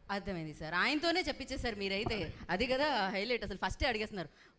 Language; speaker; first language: Telugu; native; Telugu